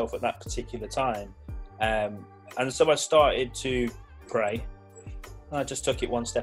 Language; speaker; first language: English; native; English